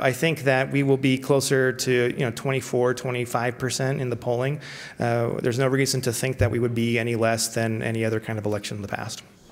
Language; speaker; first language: English; native; English